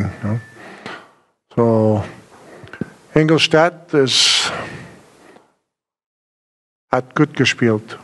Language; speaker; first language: German; non-native, learner; English